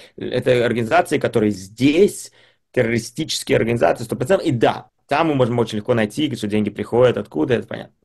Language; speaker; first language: Russian; early bilingual, heritage; Russian